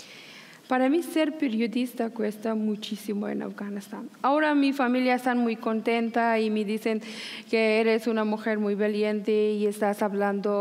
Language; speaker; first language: Spanish; non-native, learner; Persian